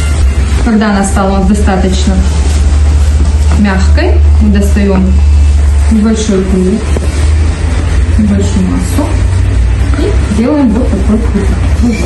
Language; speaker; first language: Russian; native; Russian